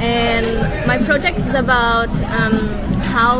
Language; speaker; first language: English; non-native, fluent; Portuguese